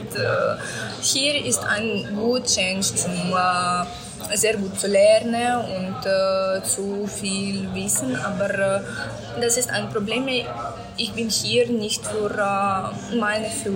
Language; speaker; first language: German; non-native, learner; Ukrainian